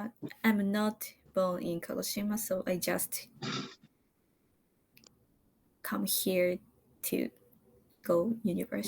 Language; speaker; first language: English; non-native, learner; Japanese